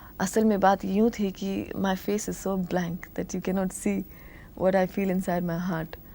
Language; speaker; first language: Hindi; non-native, local second language; Tamil